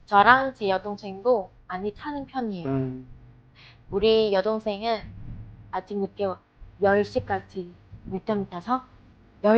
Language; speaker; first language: Korean; non-native, fluent; Vietnamese